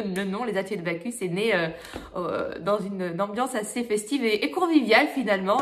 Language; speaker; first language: French; native; French